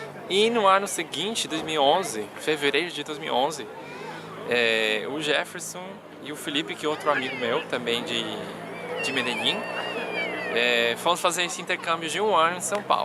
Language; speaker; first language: Portuguese; non-native, fluent; Spanish